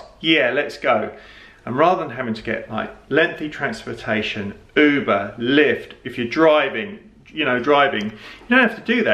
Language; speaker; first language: English; native; English